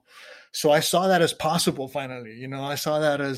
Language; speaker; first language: English; native; English